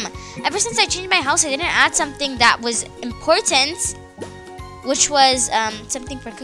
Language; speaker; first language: English; native; English